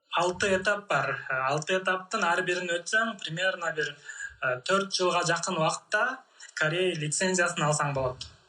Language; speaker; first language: Kyrgyz; native; Kyrgyz